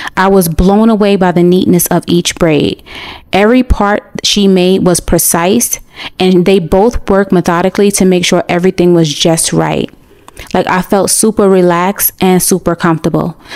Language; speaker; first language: English; native; English